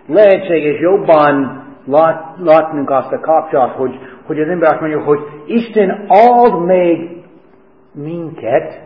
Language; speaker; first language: Hungarian; non-native, fluent; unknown